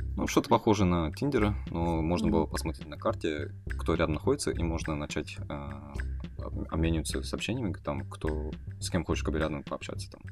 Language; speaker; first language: Russian; non-native, fluent; Kazakh